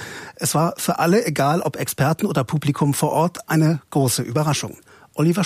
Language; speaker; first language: German; native; German